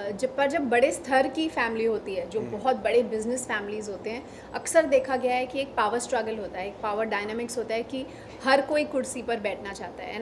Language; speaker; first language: Hindi; native; Hindi